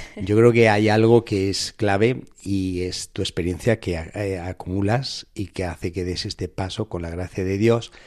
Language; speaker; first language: Spanish; native; Spanish